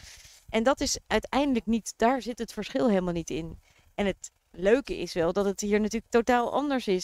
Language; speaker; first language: Dutch; native; Dutch